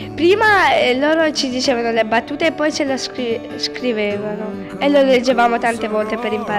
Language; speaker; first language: Italian; early bilingual, other home language; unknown